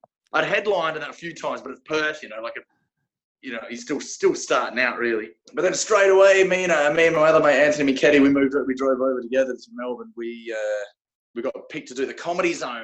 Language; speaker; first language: English; native; English